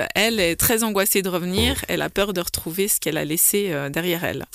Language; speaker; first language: French; native; French